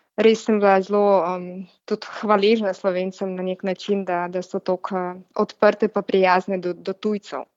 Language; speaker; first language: Slovenian; non-native, fluent; Russian